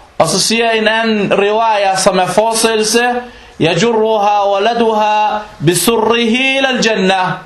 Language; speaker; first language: Danish; non-native, fluent; Arabic